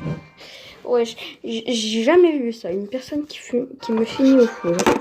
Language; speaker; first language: French; native; French